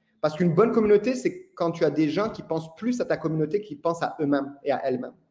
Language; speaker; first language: French; non-native, local second language; Arabic